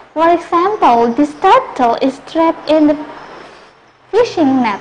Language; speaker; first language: English; non-native, local second language; Indonesian